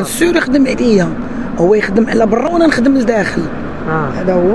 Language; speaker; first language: Arabic; native; Arabic